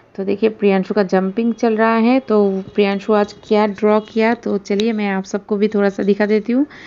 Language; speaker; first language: Hindi; non-native, local second language; Bangla